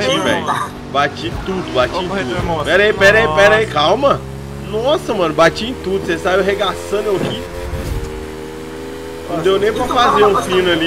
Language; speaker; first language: Portuguese; native; Portuguese